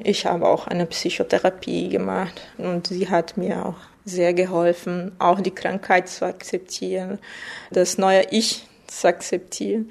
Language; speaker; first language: German; non-native, fluent; Portuguese